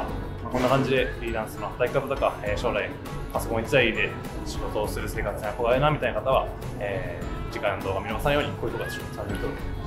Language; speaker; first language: Japanese; native; Japanese